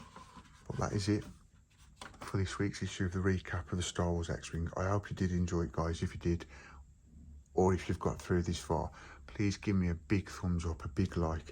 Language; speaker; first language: English; native; English